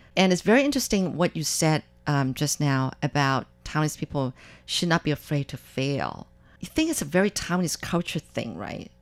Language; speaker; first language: English; non-native, fluent; Chinese